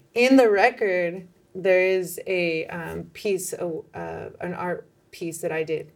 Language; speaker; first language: English; early bilingual, other home language; Spanish